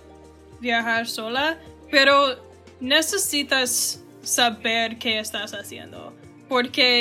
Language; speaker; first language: Spanish; non-native, learner; English